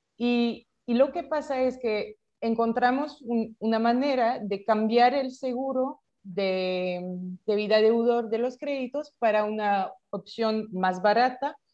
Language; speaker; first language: Spanish; non-native, fluent; French